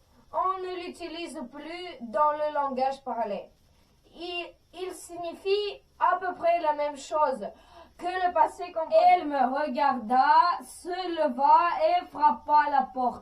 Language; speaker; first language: French; non-native, fluent; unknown